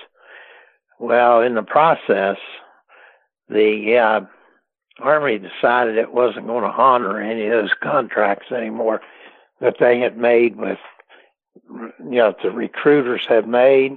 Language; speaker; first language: English; native; English